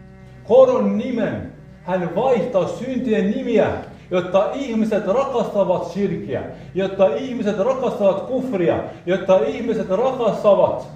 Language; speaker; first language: Finnish; non-native, fluent; Arabic